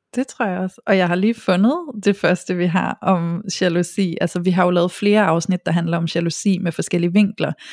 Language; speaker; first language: Danish; native; Danish